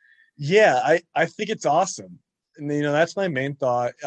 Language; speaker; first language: English; native; English